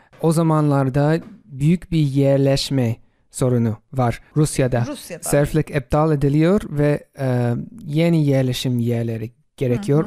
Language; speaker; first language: Turkish; non-native, fluent; English